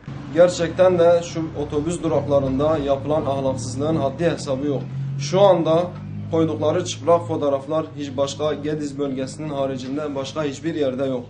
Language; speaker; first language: Turkish; native; Turkish